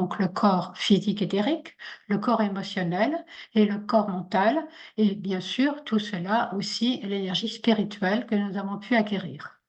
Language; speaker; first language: French; native; French